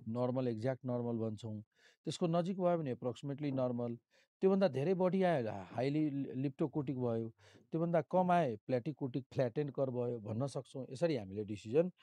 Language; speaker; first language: Nepali; non-native, local second language; Maithili